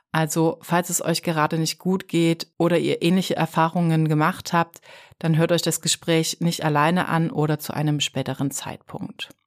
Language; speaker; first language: German; native; German